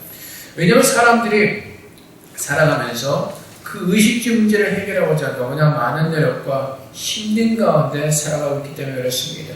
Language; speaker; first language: Korean; native; Korean